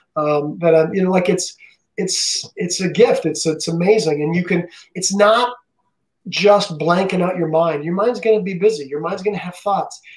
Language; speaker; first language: English; native; English